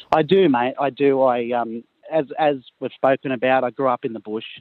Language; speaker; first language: English; native; English